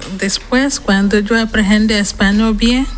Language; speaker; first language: Spanish; non-native, learner; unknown